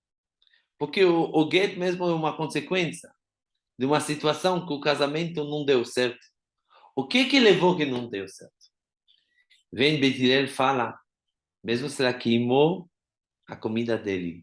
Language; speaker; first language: Portuguese; non-native, fluent; Hebrew